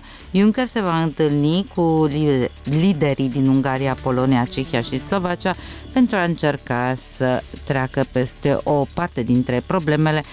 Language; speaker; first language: Romanian; native; Romanian